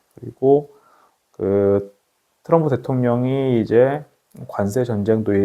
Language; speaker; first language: Korean; native; Korean